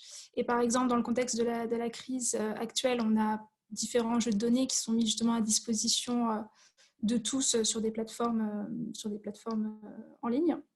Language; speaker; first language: French; native; French